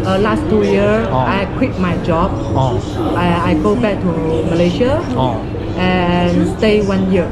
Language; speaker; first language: English; non-native, learner; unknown